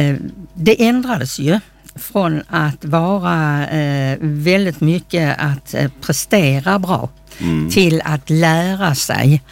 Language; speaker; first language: Swedish; native; Swedish